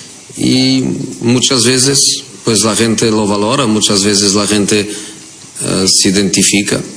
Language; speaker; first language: Spanish; non-native, fluent; Portuguese